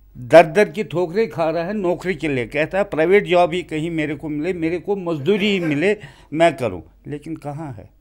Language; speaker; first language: Hindi; non-native, local second language; Kashmiri